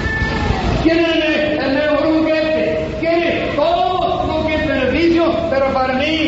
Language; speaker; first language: Spanish; non-native, fluent; English